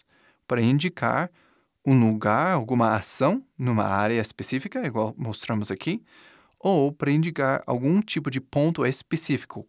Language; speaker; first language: Portuguese; non-native, fluent; English